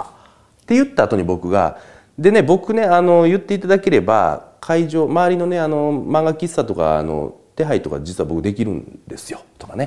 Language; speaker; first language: Japanese; native; Japanese